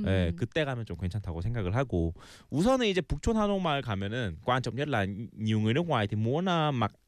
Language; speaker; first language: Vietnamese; non-native, fluent; Korean